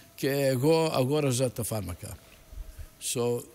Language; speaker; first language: Greek; early bilingual, heritage; Greek